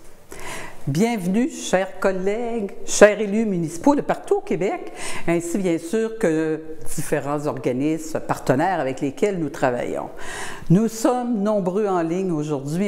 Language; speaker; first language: French; native; French